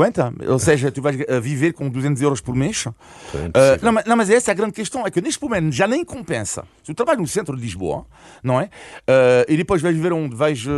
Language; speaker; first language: Portuguese; non-native, fluent; French